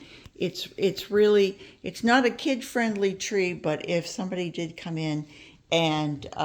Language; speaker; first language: English; native; English